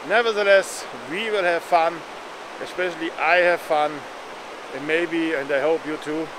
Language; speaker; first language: English; non-native, fluent; German